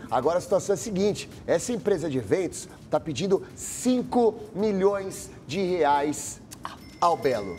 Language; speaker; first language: Portuguese; native; Portuguese